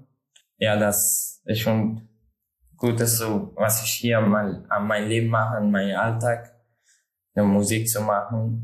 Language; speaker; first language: German; non-native, learner; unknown